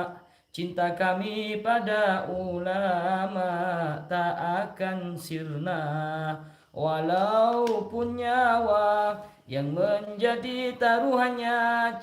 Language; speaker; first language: Indonesian; native; Indonesian